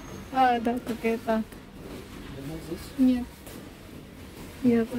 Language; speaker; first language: Russian; non-native, learner; Filipino